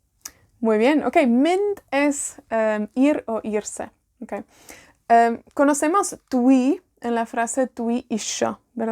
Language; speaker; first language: Spanish; non-native, fluent; Welsh